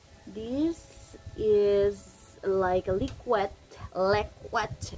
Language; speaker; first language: English; non-native, local second language; Chavacano